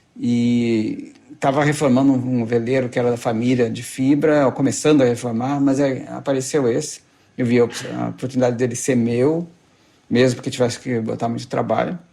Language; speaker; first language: Portuguese; native; Portuguese